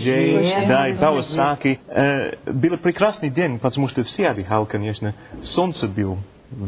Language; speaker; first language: Russian; non-native, learner; English